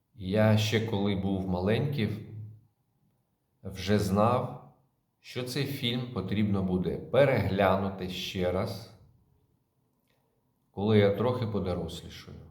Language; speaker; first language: Ukrainian; native; Ukrainian